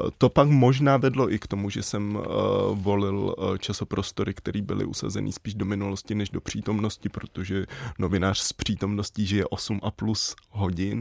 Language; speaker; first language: Czech; native; Czech